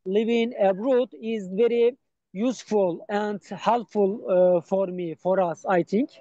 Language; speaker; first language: English; non-native, learner; Turkish